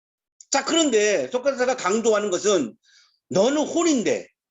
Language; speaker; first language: Korean; native; Korean